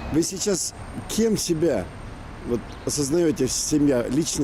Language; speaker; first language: Russian; native; Russian